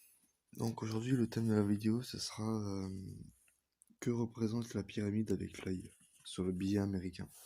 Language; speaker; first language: French; native; French